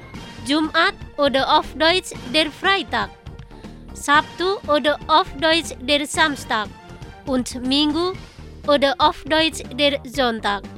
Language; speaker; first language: German; non-native, learner; Indonesian